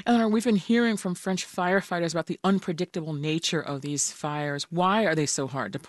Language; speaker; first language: English; native; English